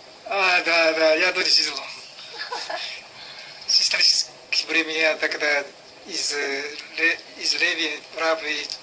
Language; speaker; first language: Russian; non-native, learner; Korean